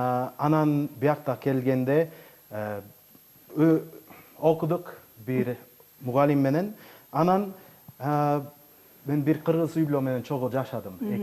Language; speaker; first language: Kyrgyz; non-native, learner; English